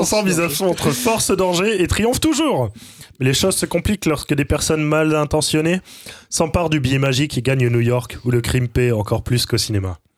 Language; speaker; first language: French; native; French